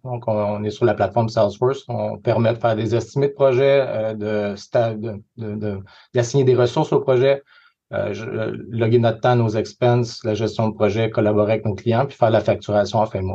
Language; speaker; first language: French; native; French